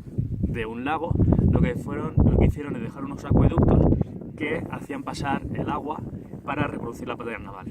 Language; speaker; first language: Spanish; native; Spanish